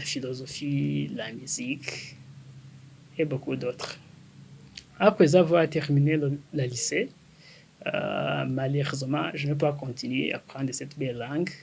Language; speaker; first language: French; non-native, local second language; Kinyarwanda